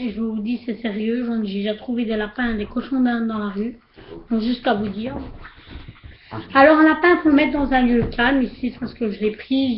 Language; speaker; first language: French; native; French